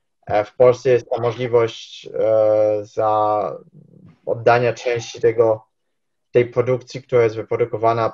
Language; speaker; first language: Polish; early bilingual, heritage; Polish